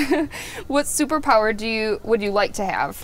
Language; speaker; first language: English; native; English